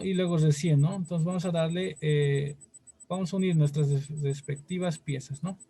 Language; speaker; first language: Spanish; native; Spanish